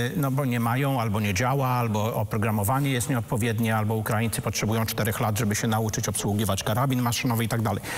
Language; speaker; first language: Polish; native; Polish